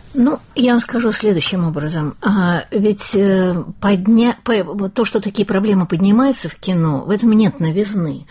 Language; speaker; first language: Russian; native; Russian